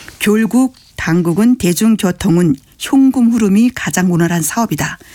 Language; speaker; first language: Korean; native; Korean